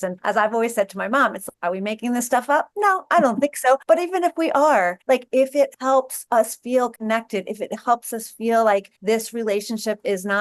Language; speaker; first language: English; native; English